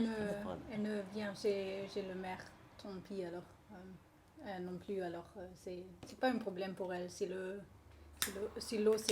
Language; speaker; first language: French; non-native, learner; English